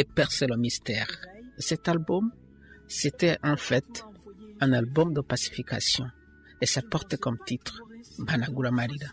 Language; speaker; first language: French; non-native, local second language; Rundi